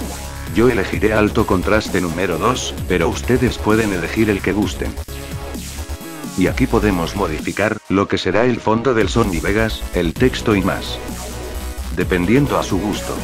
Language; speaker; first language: Spanish; native; Spanish